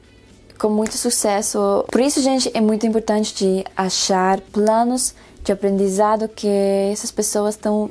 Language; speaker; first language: Portuguese; non-native, fluent; Spanish